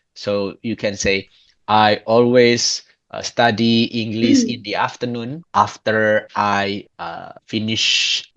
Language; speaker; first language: English; non-native, fluent; Indonesian